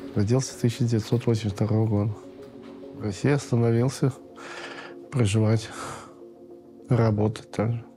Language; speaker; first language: Russian; native; Russian